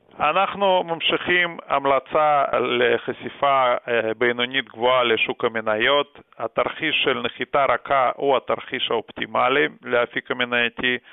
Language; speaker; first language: Hebrew; early bilingual, other home language; Russian